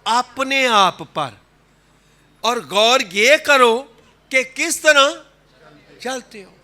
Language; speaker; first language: Urdu; non-native, local second language; Punjabi